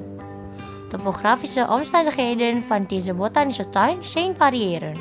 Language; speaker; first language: Dutch; non-native, fluent; Indonesian